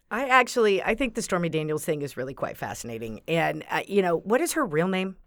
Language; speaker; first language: English; native; English